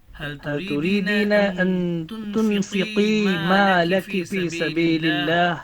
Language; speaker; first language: Arabic; non-native, fluent; Bangla